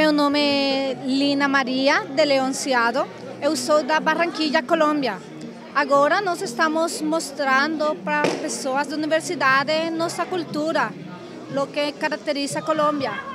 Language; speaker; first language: Portuguese; non-native, learner; Spanish